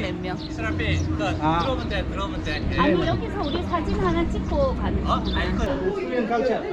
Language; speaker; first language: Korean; non-native, learner; Bangla